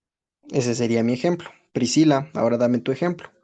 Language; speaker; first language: Spanish; native; Spanish